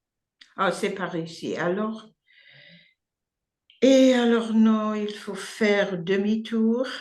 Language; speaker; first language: French; non-native, learner; English